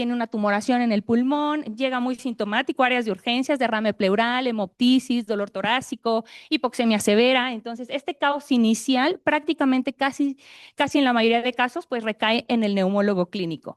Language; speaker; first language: Spanish; native; Spanish